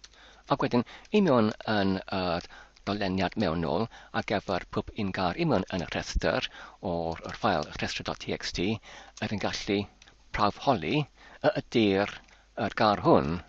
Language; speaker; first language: Welsh; non-native, learner; English